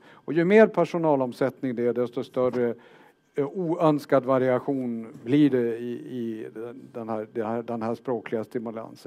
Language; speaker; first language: Swedish; native; Swedish